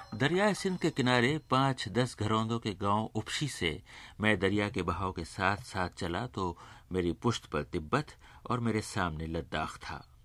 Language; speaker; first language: Urdu; native; Urdu